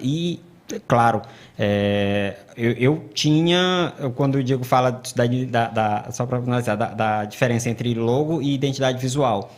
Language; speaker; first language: Portuguese; native; Portuguese